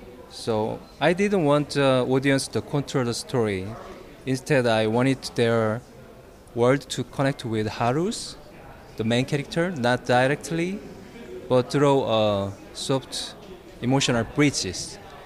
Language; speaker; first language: English; non-native, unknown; Korean